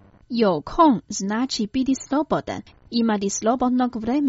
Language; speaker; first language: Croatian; non-native, fluent; Chinese